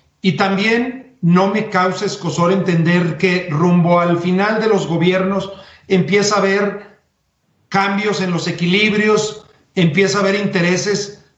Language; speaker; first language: Spanish; native; Spanish